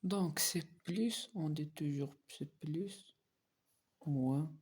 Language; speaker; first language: French; non-native, local second language; Arabic